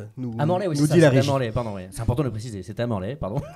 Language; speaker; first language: French; native; French